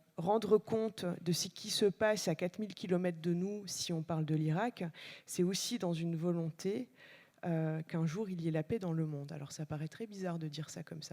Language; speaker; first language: French; native; French